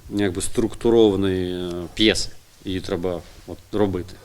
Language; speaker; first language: Ukrainian; native; Ukrainian